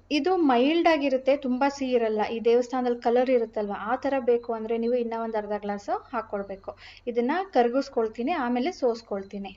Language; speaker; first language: Kannada; non-native, local second language; Marathi